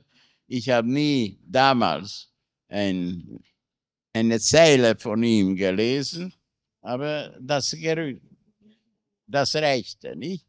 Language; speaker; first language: German; non-native, fluent; Hungarian